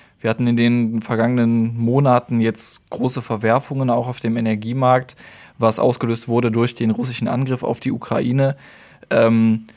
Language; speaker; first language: German; native; German